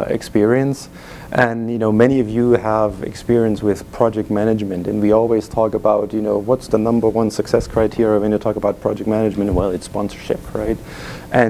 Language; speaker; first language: English; non-native, fluent; German